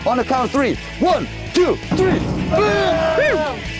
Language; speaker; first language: English; early bilingual, other home language; Korean